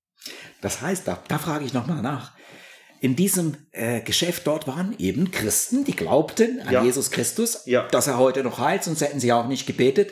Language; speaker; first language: German; native; German